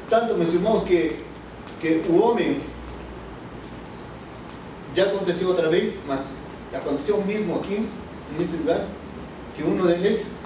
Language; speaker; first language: Portuguese; non-native, fluent; Spanish